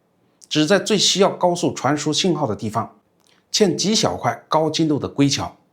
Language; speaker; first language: Chinese; native; Chinese